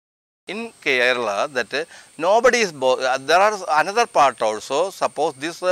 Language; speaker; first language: English; non-native, local second language; Malayalam